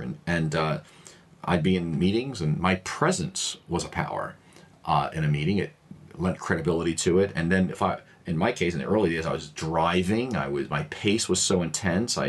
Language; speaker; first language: English; native; English